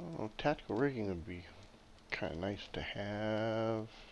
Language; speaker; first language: English; native; English